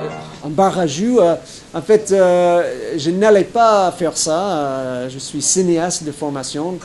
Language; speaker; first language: French; non-native, fluent; English